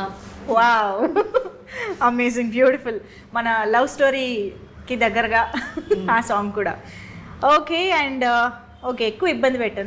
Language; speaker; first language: Telugu; native; Telugu